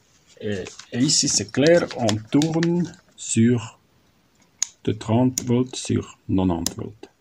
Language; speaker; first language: French; non-native, learner; German